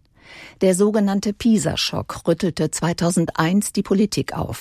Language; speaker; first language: German; native; German